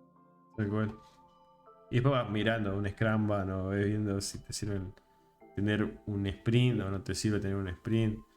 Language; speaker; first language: Spanish; native; Spanish